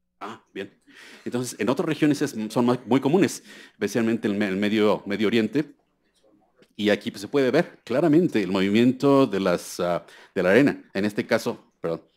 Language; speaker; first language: Spanish; native; Spanish